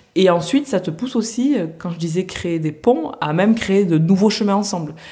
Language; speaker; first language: French; native; French